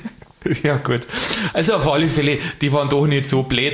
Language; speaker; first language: German; native; German